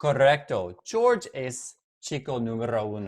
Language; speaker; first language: Spanish; non-native, fluent; English